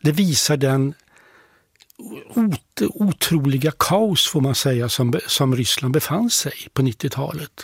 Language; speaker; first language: Swedish; native; Swedish